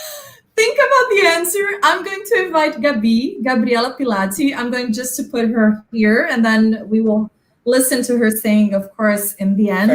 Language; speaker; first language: English; non-native, fluent; Portuguese